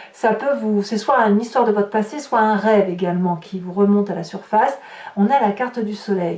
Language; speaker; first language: French; native; French